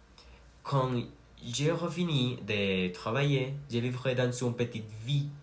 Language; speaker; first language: French; non-native, learner; Spanish